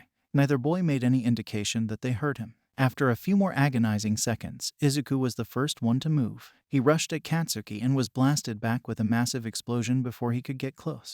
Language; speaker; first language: English; native; English